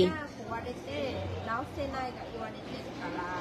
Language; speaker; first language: Japanese; non-native, learner; Vietnamese